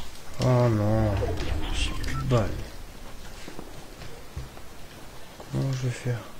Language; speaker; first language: French; native; French